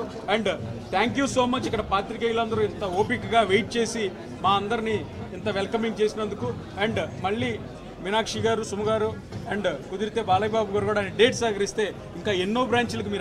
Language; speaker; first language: Telugu; native; Telugu